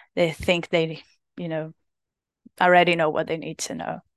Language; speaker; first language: English; non-native, fluent; Portuguese